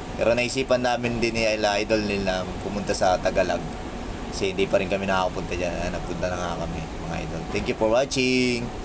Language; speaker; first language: Filipino; native; Filipino